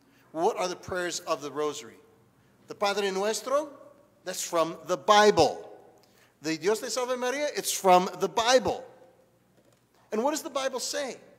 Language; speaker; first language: English; native; English